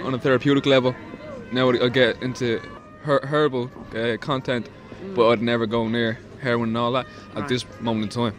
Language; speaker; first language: English; native; English